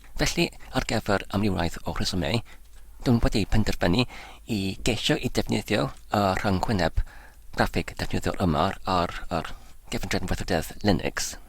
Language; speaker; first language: Welsh; non-native, fluent; German